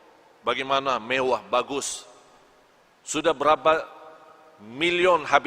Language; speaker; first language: Indonesian; non-native, fluent; Arabic